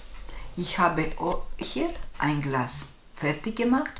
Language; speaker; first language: German; non-native, fluent; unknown